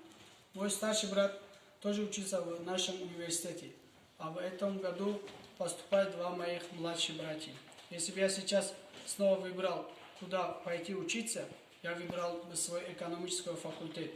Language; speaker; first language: Russian; non-native, local second language; Tajik